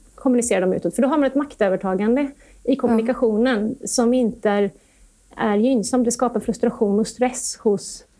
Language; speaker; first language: Swedish; native; Swedish